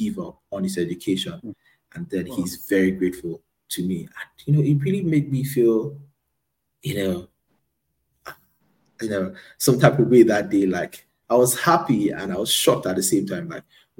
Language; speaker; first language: English; non-native, local second language; Yoruba